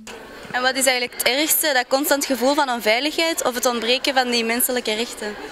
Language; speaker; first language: Dutch; native; Dutch